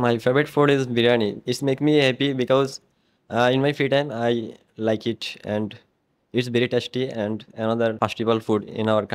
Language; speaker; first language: English; non-native, learner; Bangla